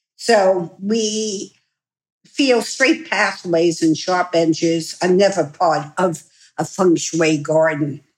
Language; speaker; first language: English; native; English